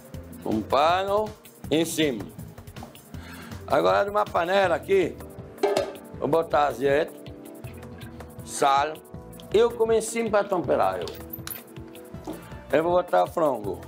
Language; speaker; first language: Portuguese; non-native, fluent; French